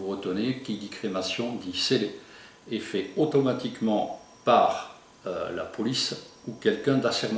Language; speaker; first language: French; native; French